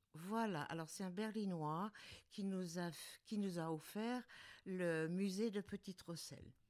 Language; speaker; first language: French; native; French